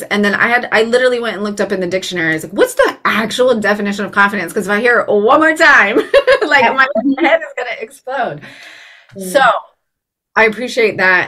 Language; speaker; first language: English; native; English